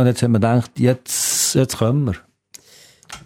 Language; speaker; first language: German; native; German